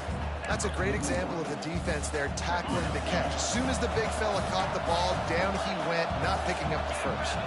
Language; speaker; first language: English; native; English